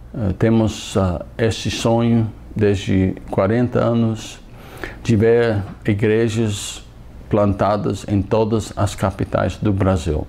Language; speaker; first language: Portuguese; non-native, fluent; English